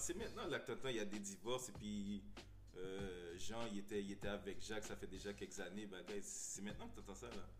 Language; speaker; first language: French; early bilingual, heritage; French